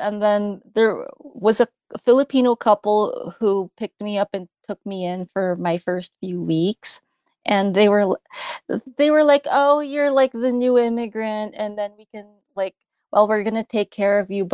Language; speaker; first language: English; non-native, local second language; Filipino